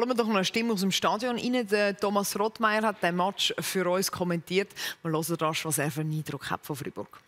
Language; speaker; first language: German; native; German